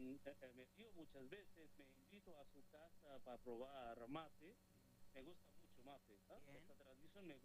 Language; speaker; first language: Spanish; non-native, fluent; Bangla